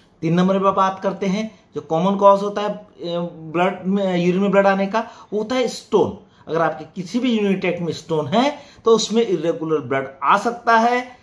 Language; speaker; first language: Hindi; native; Hindi